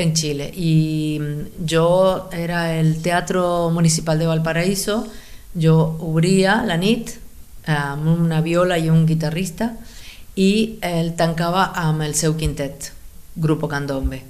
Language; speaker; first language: Catalan; non-native, fluent; Spanish